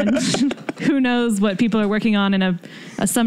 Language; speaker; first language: English; native; English